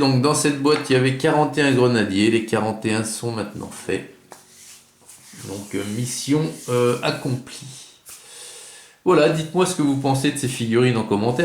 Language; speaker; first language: French; native; French